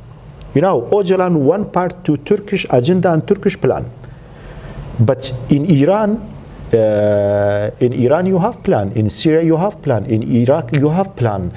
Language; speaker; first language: English; non-native, learner; Central Kurdish